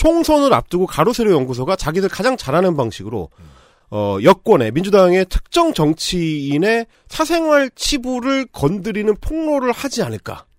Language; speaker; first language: Korean; native; Korean